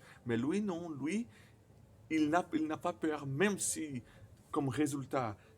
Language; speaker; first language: French; non-native, learner; Portuguese